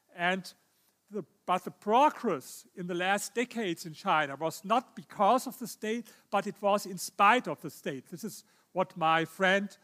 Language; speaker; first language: English; non-native, fluent; German